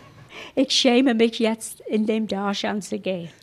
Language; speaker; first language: German; non-native, fluent; English